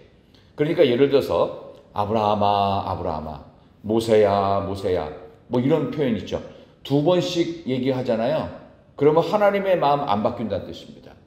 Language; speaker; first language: Korean; native; Korean